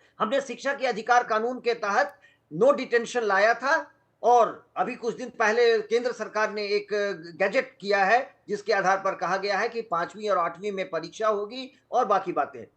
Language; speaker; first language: Hindi; non-native, local second language; Magahi